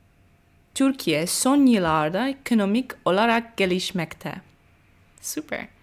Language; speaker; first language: Turkish; non-native, learner; English